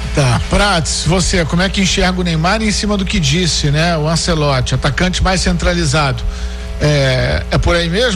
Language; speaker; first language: Portuguese; native; Portuguese